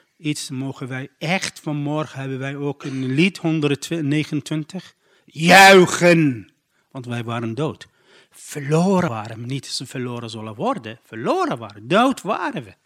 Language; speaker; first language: Dutch; non-native, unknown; Arabic